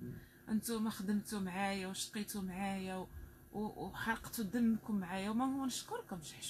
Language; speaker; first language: Arabic; native; Arabic